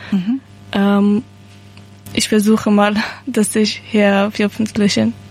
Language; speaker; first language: German; non-native, learner; Persian